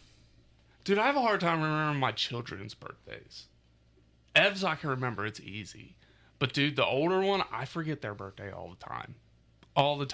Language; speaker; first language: English; native; English